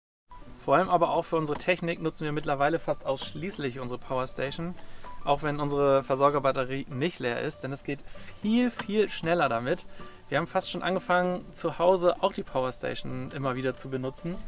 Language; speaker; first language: German; native; German